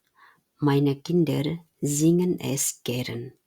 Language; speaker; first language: German; non-native, fluent; Indonesian